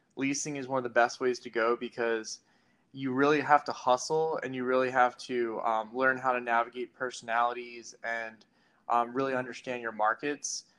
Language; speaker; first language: English; native; English